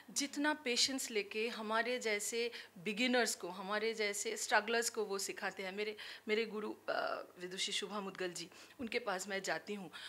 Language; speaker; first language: Hindi; non-native, local second language; Bangla